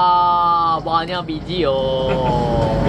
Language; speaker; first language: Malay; non-native, local second language; Chinese